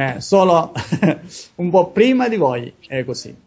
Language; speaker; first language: Italian; non-native, learner; Chinese